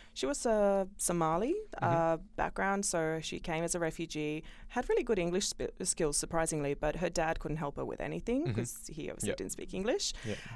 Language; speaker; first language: English; early bilingual, other home language; Bosnian